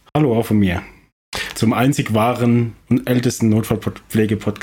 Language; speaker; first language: German; native; German